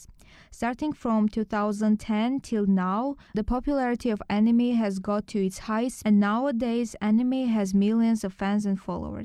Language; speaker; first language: English; non-native, learner; Lithuanian